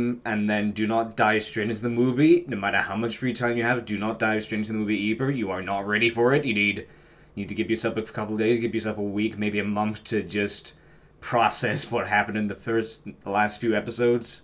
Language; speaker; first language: English; native; English